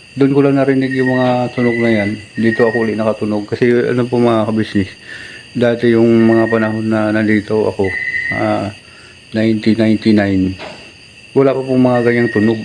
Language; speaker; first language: Filipino; native; Filipino